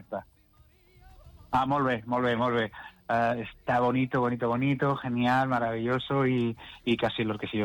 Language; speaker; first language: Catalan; non-native, local second language; Spanish